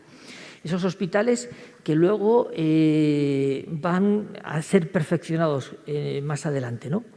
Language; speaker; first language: Spanish; native; Spanish